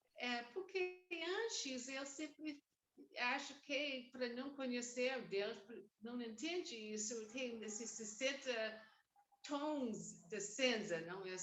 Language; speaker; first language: Portuguese; non-native, learner; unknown